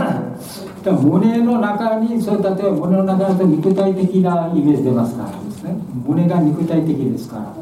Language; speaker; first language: Japanese; non-native, learner; Bangla